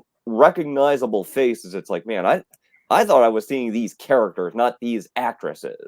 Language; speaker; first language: English; native; English